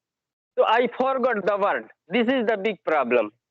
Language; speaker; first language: English; non-native, learner; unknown